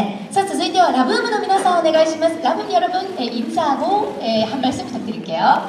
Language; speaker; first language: Japanese; native; Japanese